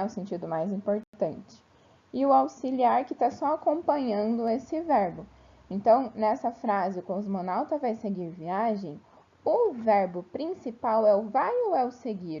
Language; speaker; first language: Portuguese; native; Portuguese